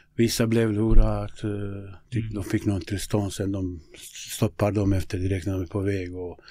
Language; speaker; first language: Swedish; non-native, fluent; Bosnian